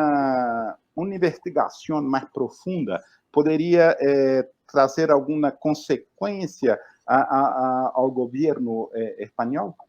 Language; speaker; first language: Spanish; non-native, fluent; Portuguese